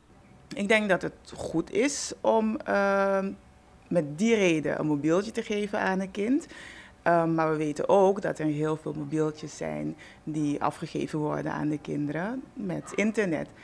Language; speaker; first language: Dutch; native; Dutch